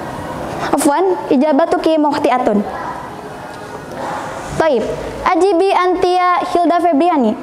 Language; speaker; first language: Arabic; non-native, fluent; Indonesian